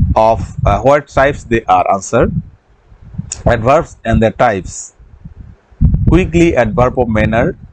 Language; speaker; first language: English; non-native, local second language; Assamese